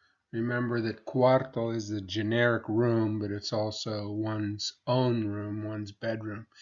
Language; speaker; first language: English; native; English